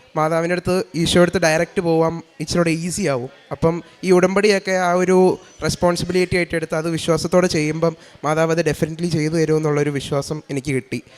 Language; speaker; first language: Malayalam; early bilingual, heritage; Malayalam